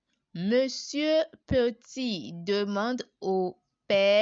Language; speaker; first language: French; non-native, learner; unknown